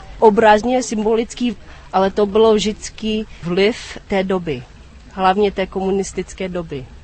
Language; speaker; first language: Czech; non-native, fluent; English